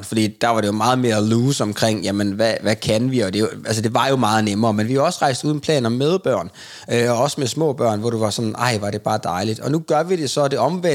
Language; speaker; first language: Danish; native; Danish